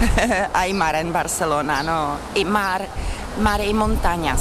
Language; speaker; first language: Spanish; non-native, fluent; Czech